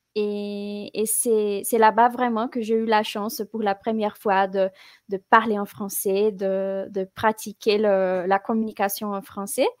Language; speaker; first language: French; non-native, fluent; Portuguese